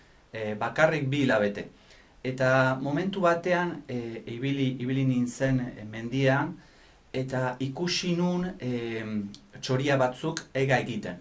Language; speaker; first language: Basque; non-native, fluent; Spanish